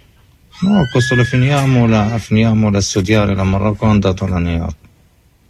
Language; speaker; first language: Italian; non-native, learner; Arabic